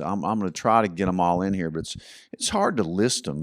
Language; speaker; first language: English; native; English